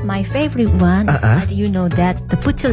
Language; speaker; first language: English; non-native, learner; Korean